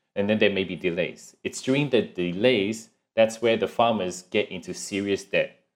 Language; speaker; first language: English; non-native, local second language; Cantonese